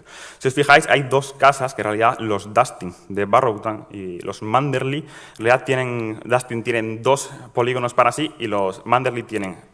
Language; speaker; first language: Spanish; native; Spanish